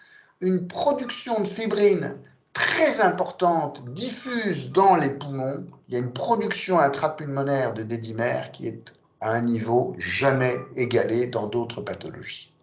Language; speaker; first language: French; native; French